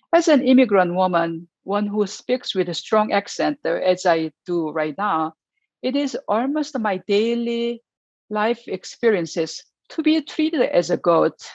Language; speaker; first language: English; non-native, fluent; Korean